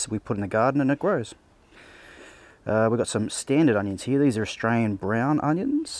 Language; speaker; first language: English; native; English